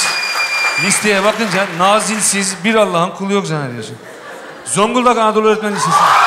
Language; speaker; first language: Turkish; native; Turkish